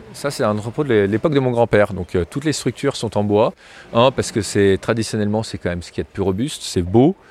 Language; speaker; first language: French; native; French